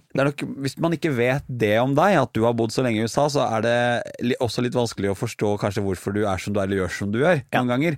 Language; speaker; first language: Norwegian; native; Norwegian